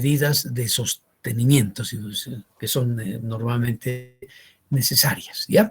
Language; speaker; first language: Spanish; native; Spanish